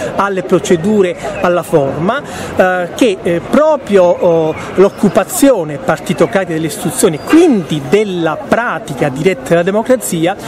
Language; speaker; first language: Italian; native; Italian